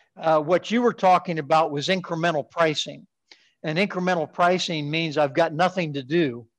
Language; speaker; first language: English; native; English